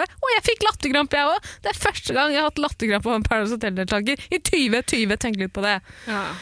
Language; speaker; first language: Norwegian; early bilingual, other home language; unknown